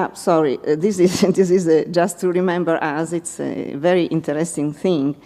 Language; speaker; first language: English; non-native, fluent; Italian